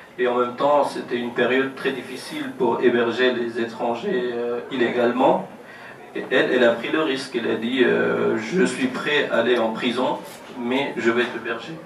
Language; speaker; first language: French; non-native, fluent; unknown